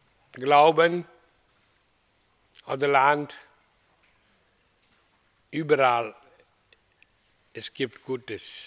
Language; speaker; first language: German; non-native, learner; Hindi